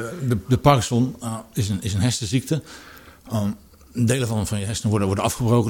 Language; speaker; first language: Dutch; native; Dutch